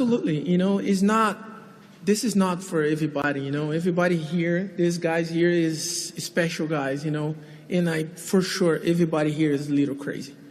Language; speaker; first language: English; non-native, learner; Portuguese